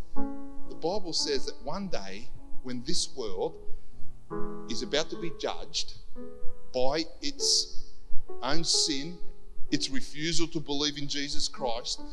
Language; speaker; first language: English; early bilingual, other home language; Greek